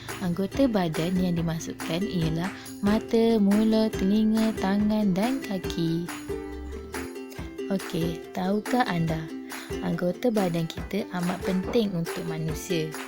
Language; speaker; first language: Malay; native; Malay